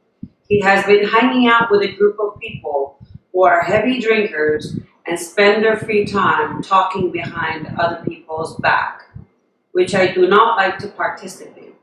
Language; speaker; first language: English; non-native, fluent; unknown